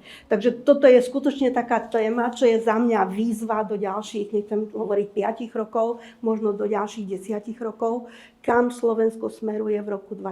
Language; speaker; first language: Slovak; native; Slovak